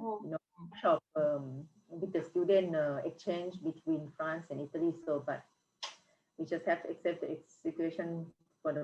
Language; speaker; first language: English; non-native, fluent; Thai